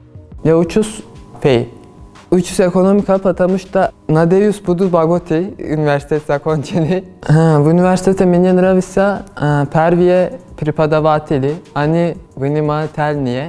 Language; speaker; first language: Russian; non-native, learner; Turkish